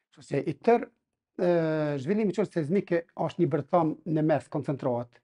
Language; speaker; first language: Albanian; native; Albanian